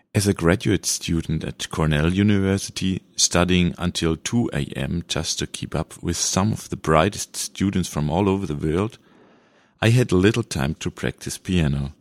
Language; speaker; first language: English; non-native, fluent; German